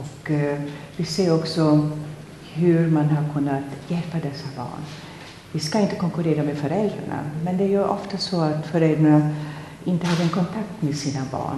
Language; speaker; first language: Swedish; non-native, fluent; German